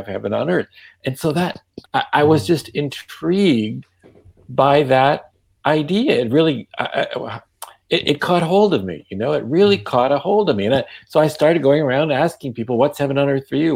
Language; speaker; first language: English; non-native, fluent; Yiddish